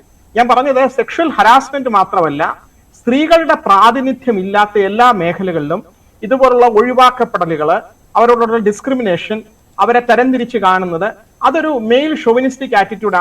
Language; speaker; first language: Malayalam; native; Malayalam